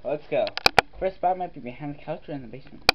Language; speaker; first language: English; native; English